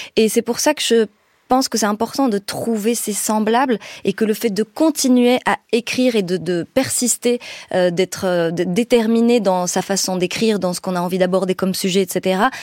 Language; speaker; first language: French; non-native, local second language; Arabic